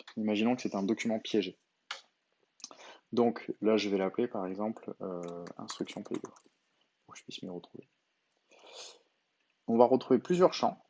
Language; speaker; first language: French; native; French